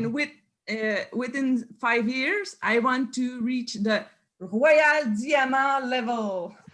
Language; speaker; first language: English; non-native, learner; French